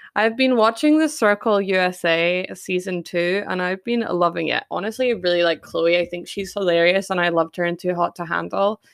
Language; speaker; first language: English; native; English